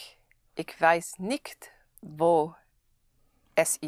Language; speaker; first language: German; non-native, learner; English